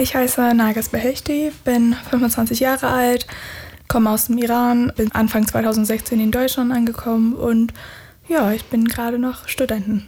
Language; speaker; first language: German; non-native, fluent; Persian